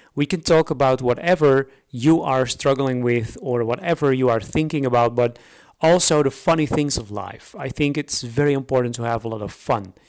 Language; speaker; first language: English; non-native, fluent; Dutch